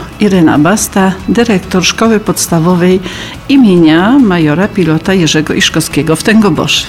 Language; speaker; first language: Polish; native; Polish